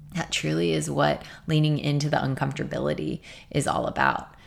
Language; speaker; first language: English; native; English